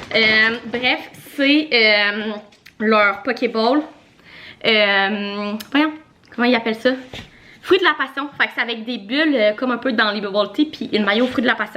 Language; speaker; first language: French; native; French